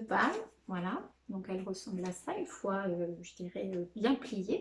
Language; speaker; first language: French; native; French